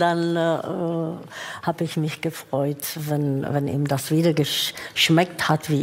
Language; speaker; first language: German; non-native, fluent; Czech